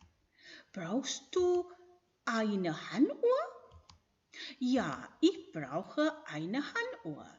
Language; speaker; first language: German; non-native, fluent; Indonesian